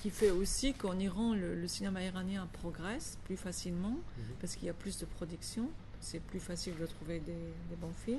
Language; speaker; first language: French; non-native, fluent; Arabic